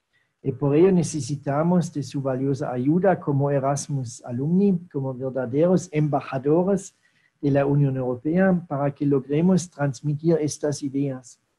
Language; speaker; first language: Spanish; non-native, fluent; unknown